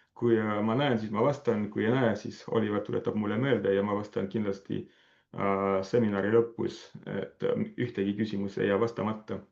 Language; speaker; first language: Estonian; non-native, fluent; French